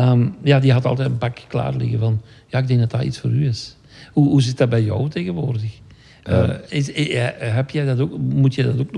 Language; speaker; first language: Dutch; native; Dutch